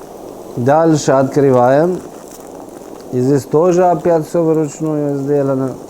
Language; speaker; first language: Russian; non-native, fluent; Persian